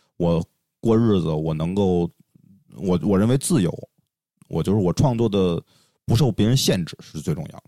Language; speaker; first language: Chinese; native; Chinese